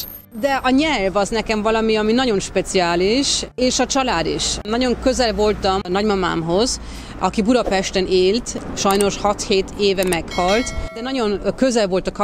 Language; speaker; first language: Hungarian; early bilingual, heritage; Hungarian